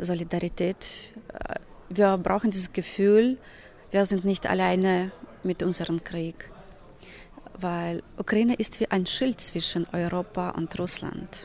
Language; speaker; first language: German; non-native, fluent; Ukrainian